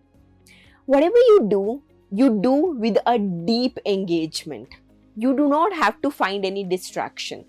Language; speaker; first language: English; non-native, local second language; Hindi